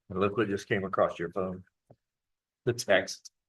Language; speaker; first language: English; native; English